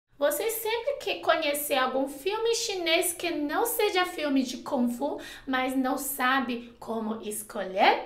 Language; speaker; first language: Portuguese; non-native, fluent; Chinese